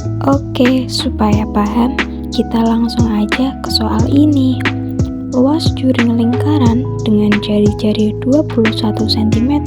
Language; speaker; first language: Indonesian; native; Indonesian